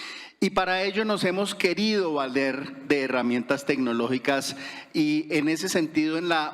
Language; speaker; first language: Spanish; native; Spanish